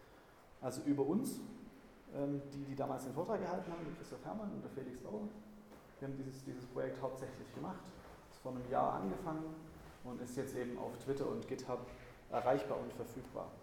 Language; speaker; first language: German; native; German